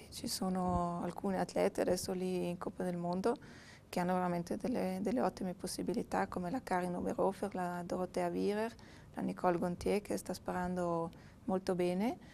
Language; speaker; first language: Italian; native; Italian